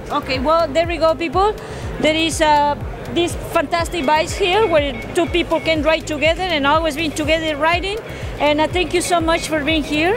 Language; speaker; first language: English; non-native, fluent; Spanish